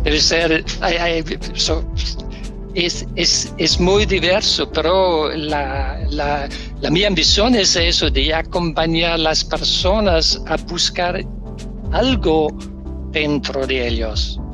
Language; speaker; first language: Spanish; non-native, learner; Danish